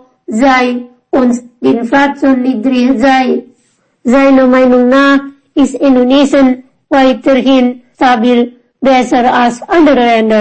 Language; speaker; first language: German; non-native, fluent; Indonesian